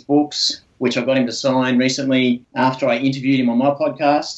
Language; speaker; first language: English; native; English